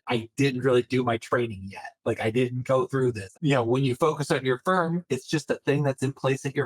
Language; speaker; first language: English; native; English